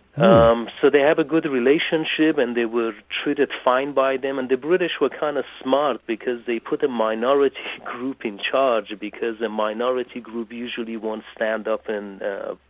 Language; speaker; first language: English; native; English